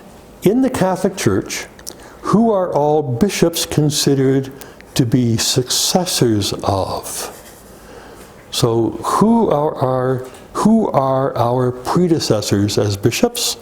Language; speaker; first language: English; native; English